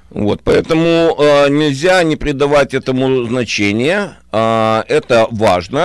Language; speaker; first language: Russian; native; Russian